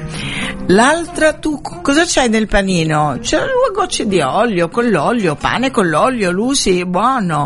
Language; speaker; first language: Italian; non-native, fluent; Arabic